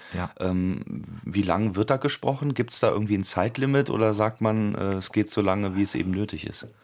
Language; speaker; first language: German; native; German